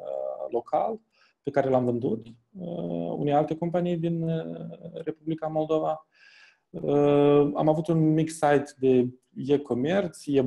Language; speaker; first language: Romanian; native; Romanian